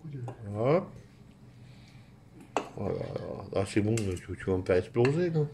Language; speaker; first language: French; native; French